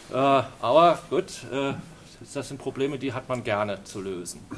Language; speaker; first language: German; native; German